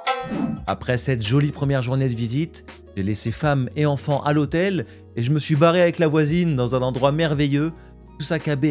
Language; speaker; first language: French; native; French